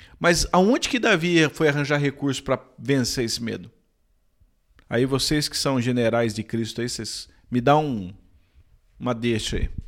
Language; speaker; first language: Portuguese; native; Portuguese